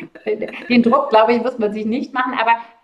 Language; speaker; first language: German; native; German